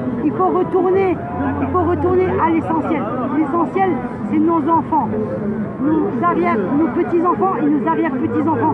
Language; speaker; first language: French; native; French